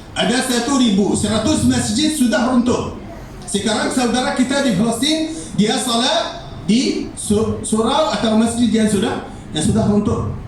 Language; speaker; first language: Malay; non-native, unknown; Arabic